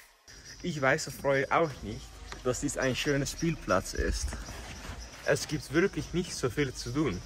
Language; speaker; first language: German; non-native, learner; Dutch